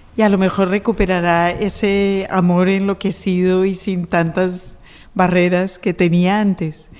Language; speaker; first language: Spanish; native; Spanish